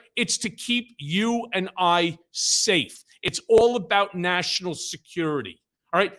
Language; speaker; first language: English; native; English